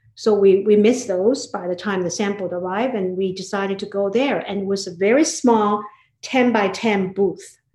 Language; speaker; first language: English; non-native, fluent; Chinese